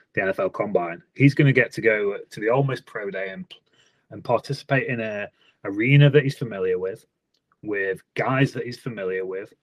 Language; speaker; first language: English; native; English